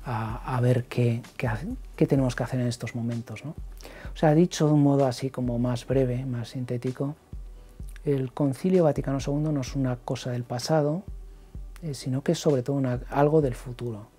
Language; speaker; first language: Spanish; native; Spanish